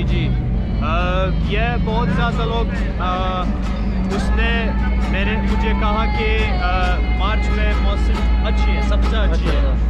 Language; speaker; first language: Hindi; non-native, learner; Turkish